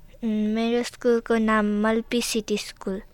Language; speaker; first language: Nepali; early bilingual, other home language; Chinese